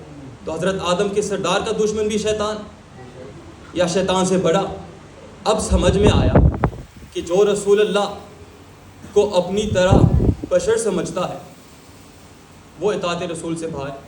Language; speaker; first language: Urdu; early bilingual, heritage; Urdu